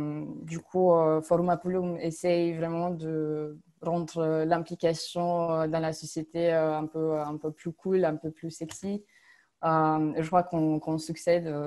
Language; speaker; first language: French; non-native, fluent; Romanian